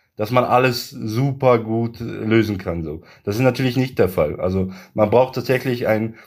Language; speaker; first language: German; early bilingual, other home language; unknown